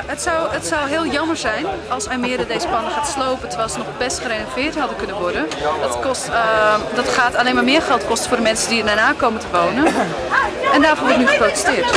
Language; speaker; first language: Dutch; native; Dutch